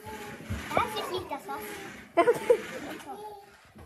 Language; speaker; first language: Swedish; early bilingual, other home language; Mongolian